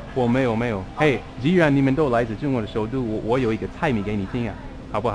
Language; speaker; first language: Chinese; non-native, learner; English